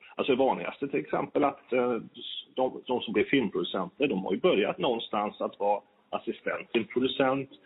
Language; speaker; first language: Swedish; native; Swedish